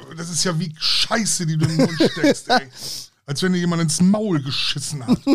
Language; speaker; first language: German; native; German